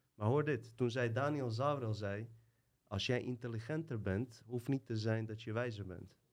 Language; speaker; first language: Dutch; early bilingual, other home language; Bosnian